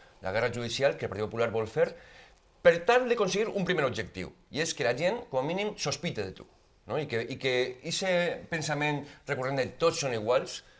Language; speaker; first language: Catalan; native; Catalan